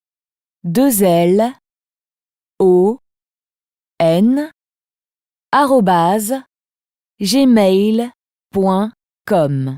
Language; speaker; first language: French; native; French